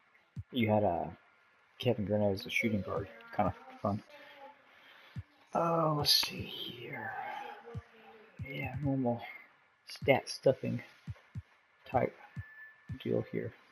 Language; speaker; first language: English; native; English